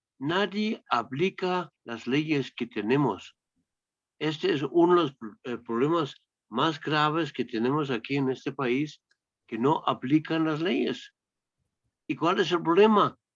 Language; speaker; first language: Spanish; non-native, fluent; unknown